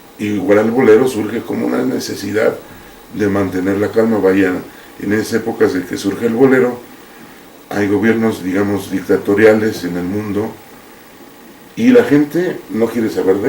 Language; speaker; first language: Spanish; native; Spanish